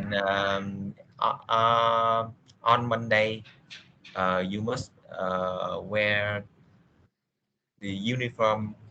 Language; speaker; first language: English; non-native, learner; Vietnamese